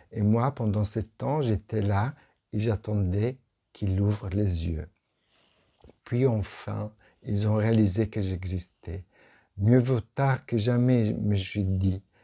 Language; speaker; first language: French; non-native, fluent; Italian